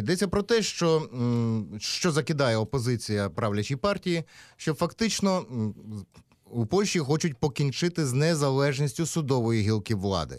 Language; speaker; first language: Ukrainian; native; Ukrainian